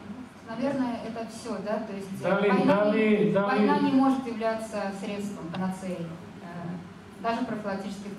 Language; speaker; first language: Russian; native; Russian